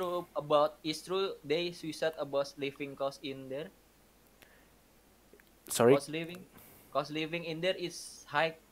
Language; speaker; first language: English; non-native, learner; Indonesian